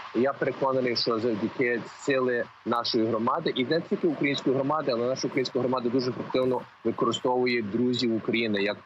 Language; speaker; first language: Ukrainian; early bilingual, heritage; Ukrainian